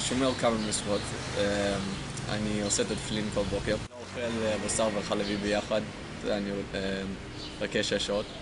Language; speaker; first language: Hebrew; non-native, learner; English